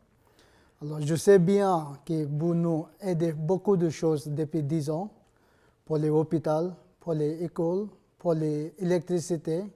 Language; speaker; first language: French; non-native, learner; Nepali